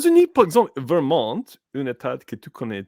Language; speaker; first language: French; non-native, learner; English